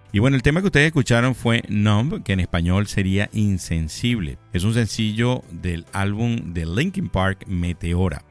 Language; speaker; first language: Spanish; native; Spanish